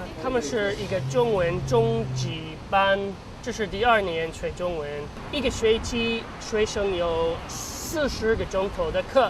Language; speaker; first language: Chinese; non-native, fluent; English